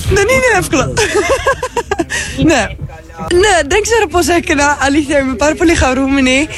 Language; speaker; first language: Greek; non-native, learner; Dutch